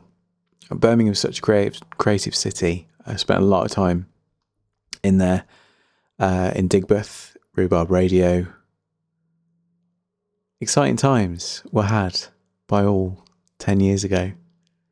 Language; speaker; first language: English; native; English